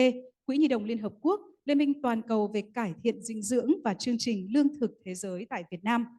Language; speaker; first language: Vietnamese; native; Vietnamese